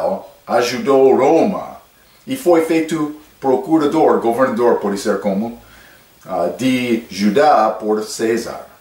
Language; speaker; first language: Portuguese; non-native, fluent; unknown